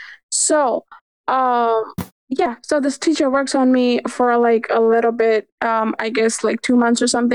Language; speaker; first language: English; early bilingual, other home language; Urdu